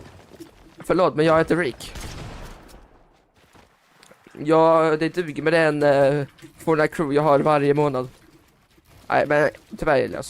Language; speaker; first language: Swedish; native; Swedish